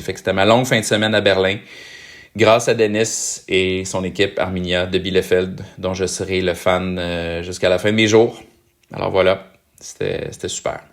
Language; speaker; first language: French; native; French